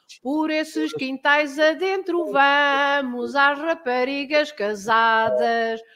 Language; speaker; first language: Portuguese; native; Portuguese